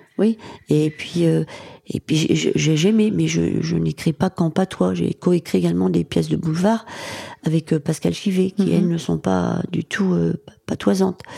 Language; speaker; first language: French; native; French